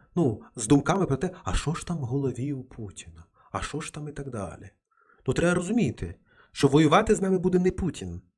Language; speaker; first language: Ukrainian; non-native, local second language; Russian